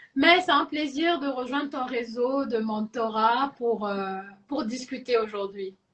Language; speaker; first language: French; non-native, local second language; Lingala